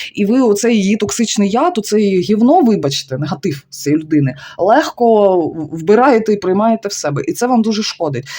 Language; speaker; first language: Ukrainian; non-native, local second language; Russian